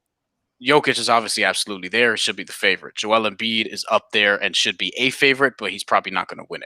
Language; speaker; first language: English; native; English